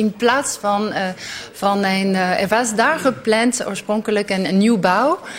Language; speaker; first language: Dutch; non-native, fluent; French